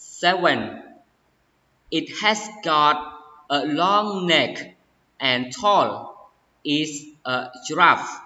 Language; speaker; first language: English; non-native, learner; Khmer